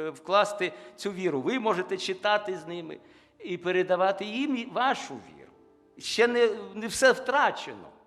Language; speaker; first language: Ukrainian; non-native, local second language; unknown